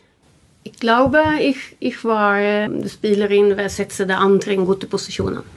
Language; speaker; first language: German; non-native, learner; Swedish